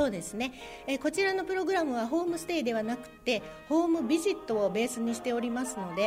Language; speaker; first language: Japanese; native; Japanese